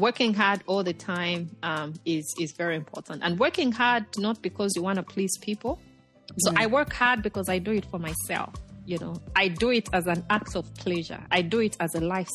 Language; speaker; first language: English; non-native, local second language; Nyanja